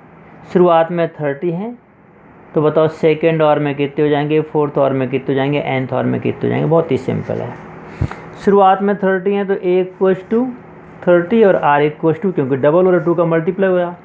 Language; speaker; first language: Hindi; native; Hindi